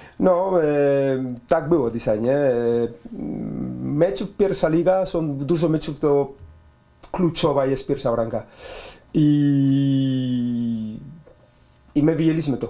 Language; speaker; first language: Polish; non-native, learner; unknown